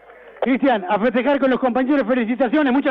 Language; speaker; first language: Spanish; native; Spanish